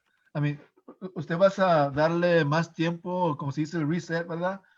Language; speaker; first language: Spanish; non-native, fluent; English